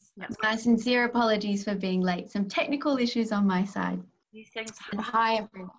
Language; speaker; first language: English; native; English